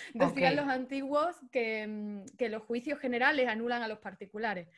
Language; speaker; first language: Spanish; native; Spanish